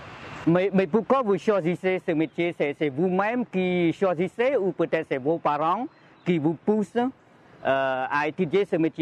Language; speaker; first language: French; non-native, fluent; Khmer